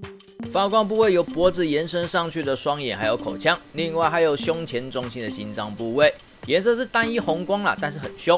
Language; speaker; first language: Chinese; native; Chinese